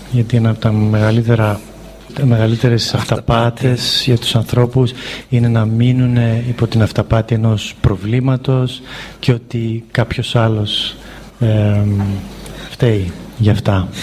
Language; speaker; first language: Greek; native; Greek